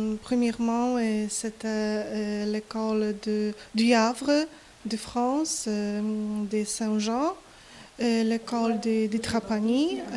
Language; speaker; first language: French; non-native, fluent; Polish